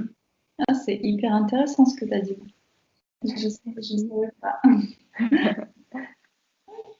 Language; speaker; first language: French; non-native, fluent; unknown